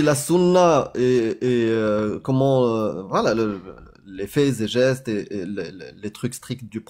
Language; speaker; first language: French; native; French